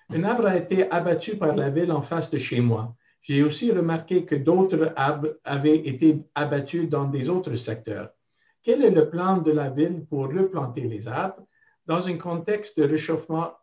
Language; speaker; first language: French; non-native, local second language; English